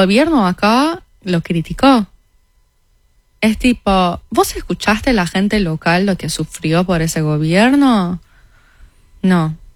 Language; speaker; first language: Spanish; non-native, fluent; Persian